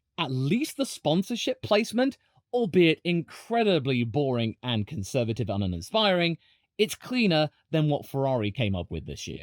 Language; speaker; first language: English; native; English